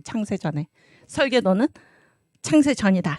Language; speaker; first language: Korean; native; Korean